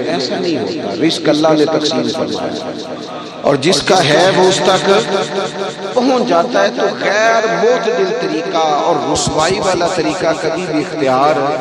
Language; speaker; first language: Urdu; non-native, local second language; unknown